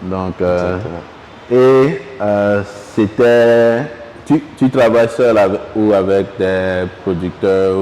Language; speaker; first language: French; non-native, local second language; Ewe